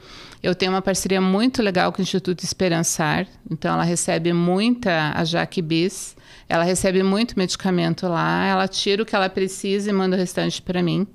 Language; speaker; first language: Portuguese; native; Portuguese